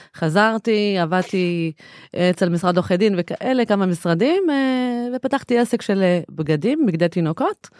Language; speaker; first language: Hebrew; native; Hebrew